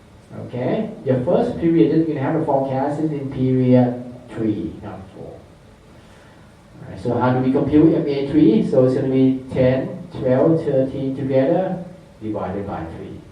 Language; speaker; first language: English; non-native, fluent; Thai